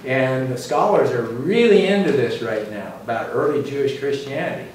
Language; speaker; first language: English; native; English